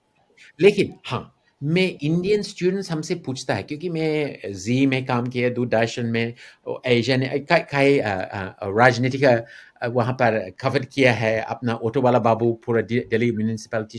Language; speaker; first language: Hindi; non-native, fluent; English